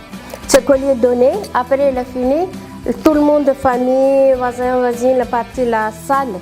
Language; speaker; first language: French; non-native, learner; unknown